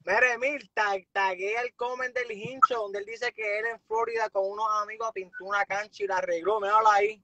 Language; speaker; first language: Spanish; native; Spanish